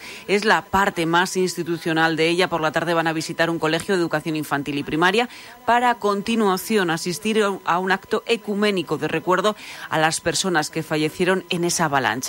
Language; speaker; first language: Spanish; native; Spanish